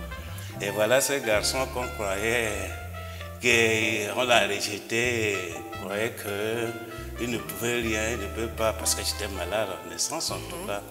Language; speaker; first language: French; non-native, local second language; Igbo